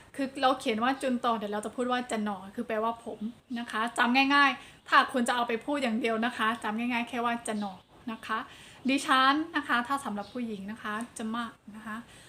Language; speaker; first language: Thai; non-native, fluent; Burmese